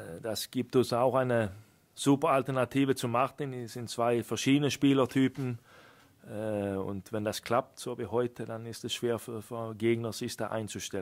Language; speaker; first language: German; non-native, fluent; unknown